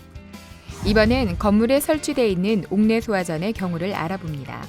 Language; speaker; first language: Korean; non-native, fluent; Vietnamese